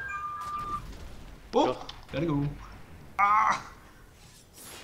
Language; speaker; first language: English; native; English